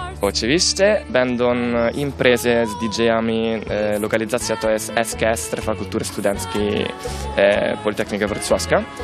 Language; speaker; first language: Polish; non-native, learner; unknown